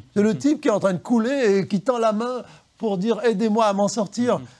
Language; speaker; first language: French; native; French